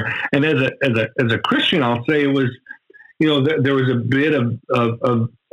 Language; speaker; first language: English; native; English